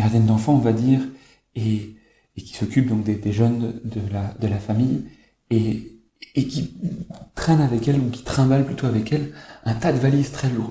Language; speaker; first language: French; native; French